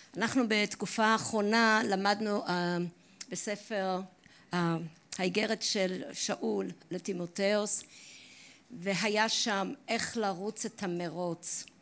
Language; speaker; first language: Hebrew; non-native, fluent; English